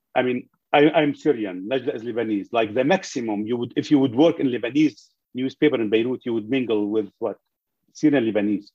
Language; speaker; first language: English; non-native, fluent; Arabic